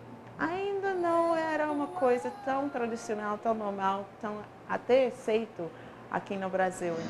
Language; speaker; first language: Portuguese; non-native, fluent; English